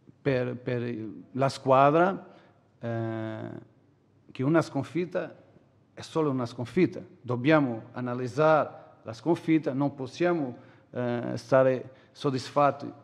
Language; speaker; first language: Italian; non-native, learner; Portuguese